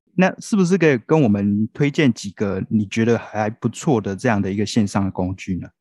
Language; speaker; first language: Chinese; non-native, local second language; Min Nan Chinese